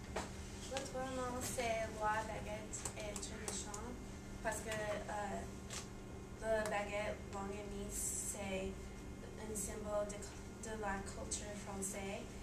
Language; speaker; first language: French; non-native, learner; English